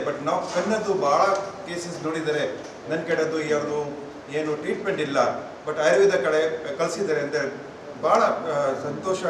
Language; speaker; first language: Kannada; non-native, fluent; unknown